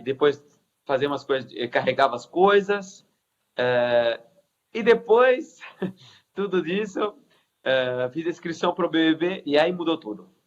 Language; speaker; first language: Portuguese; non-native, fluent; Arabic